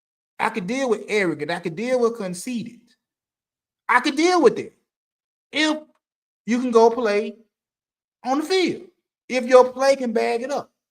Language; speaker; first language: English; native; English